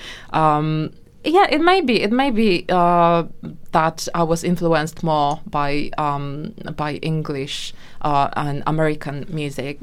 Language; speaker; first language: English; non-native, fluent; Polish